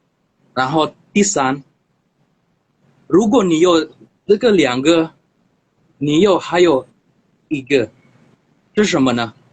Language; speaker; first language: Chinese; non-native, learner; Indonesian